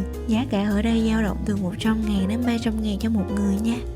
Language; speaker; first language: Vietnamese; native; Vietnamese